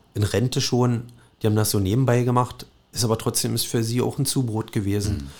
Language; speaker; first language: German; native; German